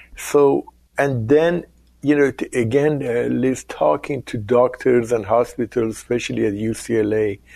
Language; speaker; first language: English; non-native, fluent; Persian